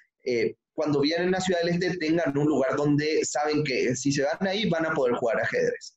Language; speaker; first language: Spanish; native; Spanish